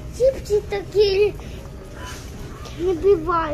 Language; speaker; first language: Russian; early bilingual, heritage; Russian